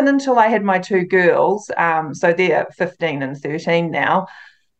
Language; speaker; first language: English; native; English